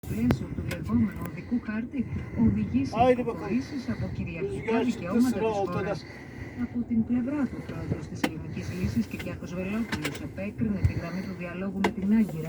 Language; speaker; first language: Greek; native; Greek